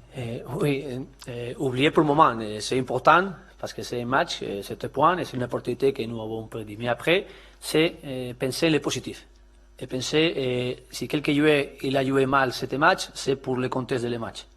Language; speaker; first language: French; non-native, learner; Spanish